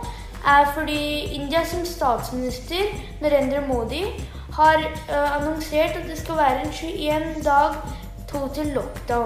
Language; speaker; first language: Norwegian; early bilingual, heritage; Norwegian